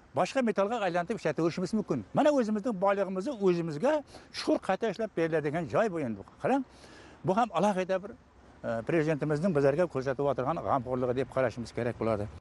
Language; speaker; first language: Uzbek; non-native, local second language; Kara-Kalpak